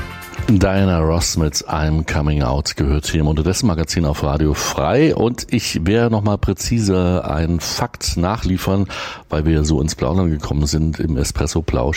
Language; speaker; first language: German; native; German